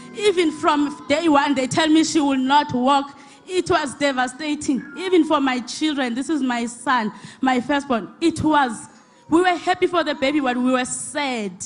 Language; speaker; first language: English; non-native, local second language; Xhosa